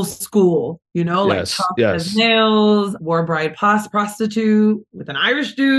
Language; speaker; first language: English; native; English